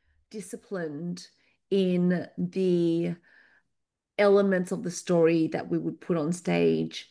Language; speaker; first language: English; native; English